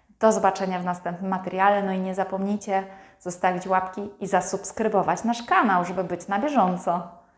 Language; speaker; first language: Polish; native; Polish